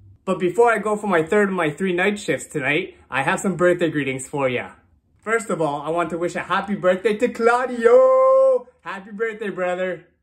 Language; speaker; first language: English; native; English